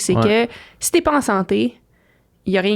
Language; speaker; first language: French; native; French